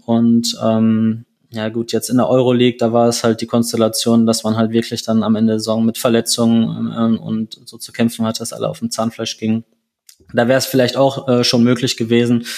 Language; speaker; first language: German; native; German